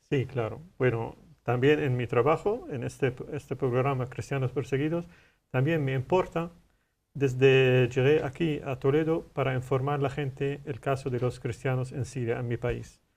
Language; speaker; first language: Spanish; non-native, learner; Arabic